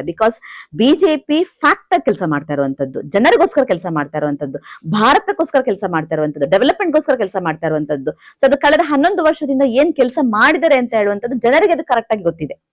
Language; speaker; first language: Kannada; native; Kannada